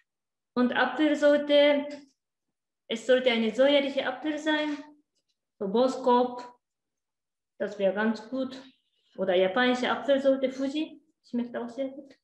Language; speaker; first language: German; non-native, learner; Japanese